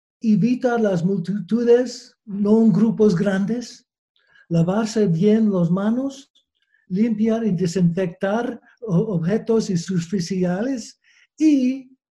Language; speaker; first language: Spanish; non-native, learner; English